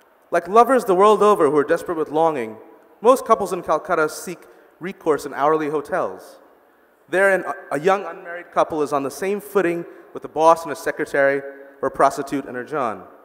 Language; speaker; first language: English; early bilingual, other home language; Bangla